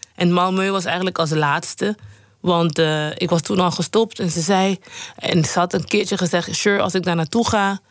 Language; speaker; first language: Dutch; non-native, local second language; Papiamento